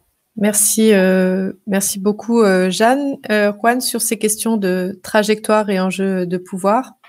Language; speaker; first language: French; native; French